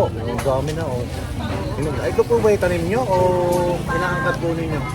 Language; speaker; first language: Filipino; native; Filipino